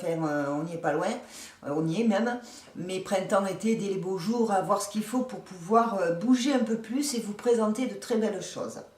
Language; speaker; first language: French; native; French